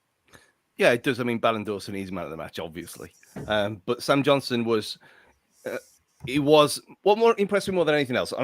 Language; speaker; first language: English; native; English